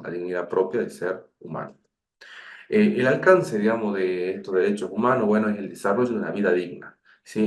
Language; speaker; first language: Spanish; native; Spanish